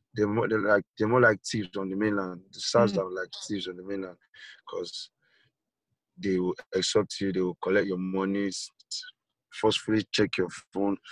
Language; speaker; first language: English; non-native, local second language; Yoruba